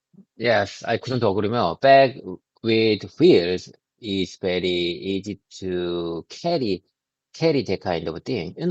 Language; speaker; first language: English; non-native, learner; Korean